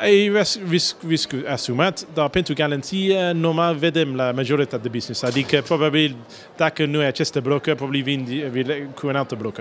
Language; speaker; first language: Romanian; non-native, learner; English